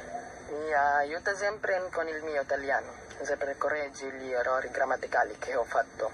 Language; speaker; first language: Italian; non-native, learner; Filipino